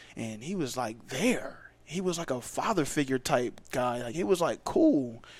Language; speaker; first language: English; native; English